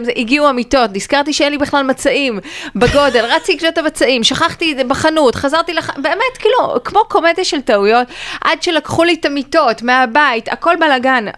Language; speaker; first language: Hebrew; native; Hebrew